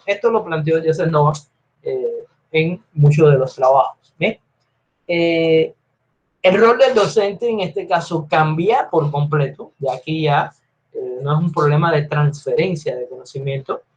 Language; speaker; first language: Spanish; native; Spanish